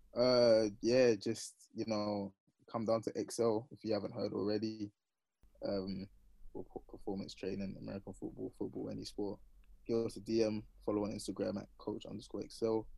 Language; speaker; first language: English; native; English